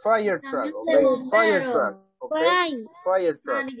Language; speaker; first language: English; non-native, learner; Spanish